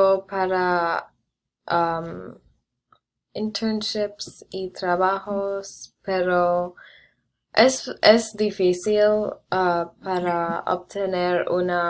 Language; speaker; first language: Spanish; non-native, learner; English